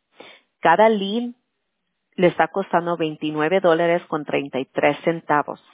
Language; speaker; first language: Spanish; early bilingual, heritage; Spanish